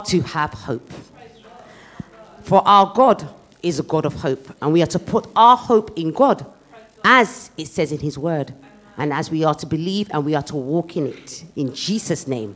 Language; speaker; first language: English; native; English